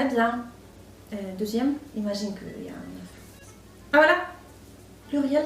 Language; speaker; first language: French; non-native, fluent; Polish